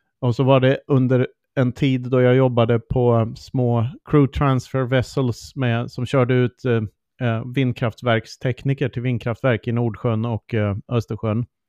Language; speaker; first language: Swedish; native; Swedish